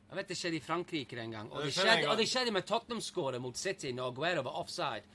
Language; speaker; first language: Norwegian; non-native, fluent; English